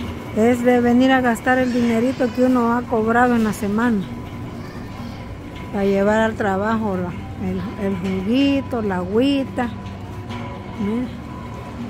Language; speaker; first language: Spanish; native; Spanish